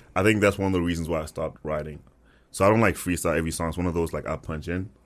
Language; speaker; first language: English; non-native, local second language; Tswana